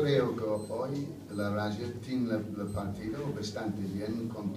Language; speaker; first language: Spanish; non-native, fluent; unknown